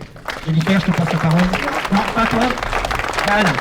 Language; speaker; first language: French; native; French